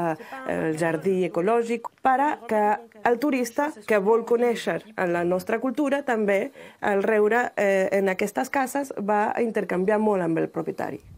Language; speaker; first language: Catalan; non-native, local second language; French